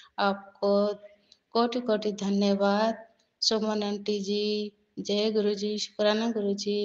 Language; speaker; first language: Hindi; native; Hindi